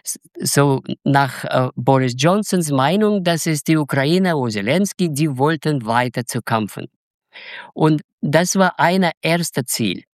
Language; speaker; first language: German; non-native, learner; Russian